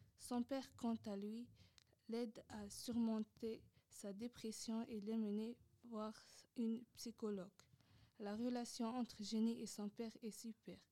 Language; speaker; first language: French; non-native, local second language; Arabic